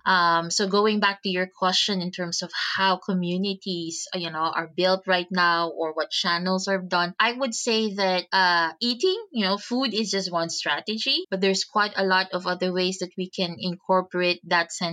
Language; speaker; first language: English; non-native, local second language; Filipino